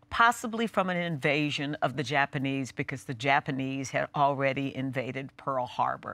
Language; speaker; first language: English; native; English